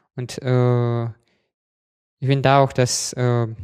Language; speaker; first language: German; non-native, fluent; Russian